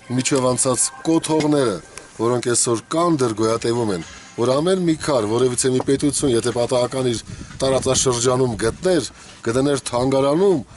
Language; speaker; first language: Armenian; native; Armenian